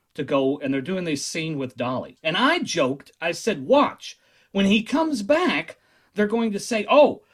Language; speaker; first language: English; native; English